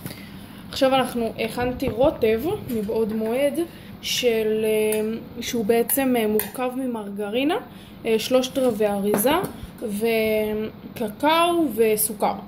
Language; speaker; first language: Hebrew; native; Hebrew